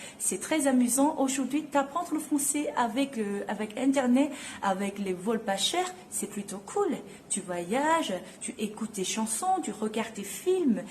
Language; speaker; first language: French; non-native, fluent; Chinese